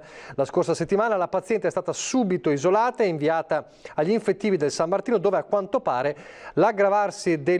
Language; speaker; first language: Italian; native; Italian